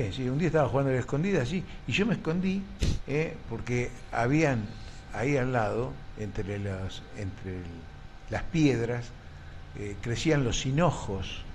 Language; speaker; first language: Spanish; native; Spanish